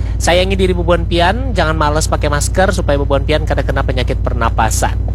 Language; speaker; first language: Indonesian; native; Indonesian